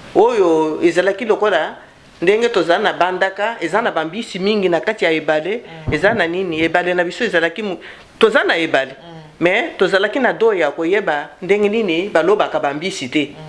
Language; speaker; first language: Lingala; non-native, local second language; Luba-Lulua